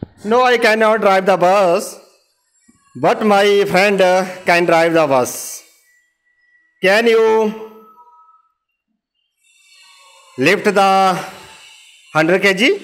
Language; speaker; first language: English; non-native, learner; Hindi